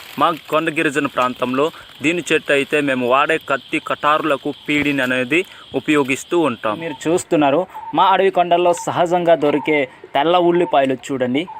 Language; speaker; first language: Telugu; non-native, local second language; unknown